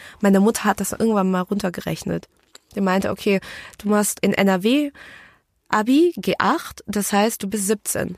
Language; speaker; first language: German; early bilingual, other home language; Vietnamese